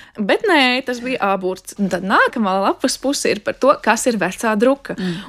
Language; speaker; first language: Latvian; non-native, local second language; Russian